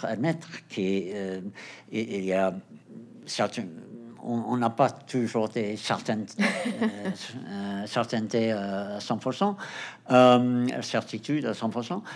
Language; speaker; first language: French; non-native, fluent; Portuguese